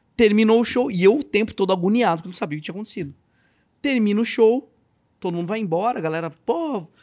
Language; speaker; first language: Portuguese; native; Portuguese